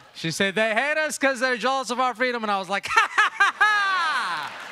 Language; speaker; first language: English; early bilingual, other home language; Arabic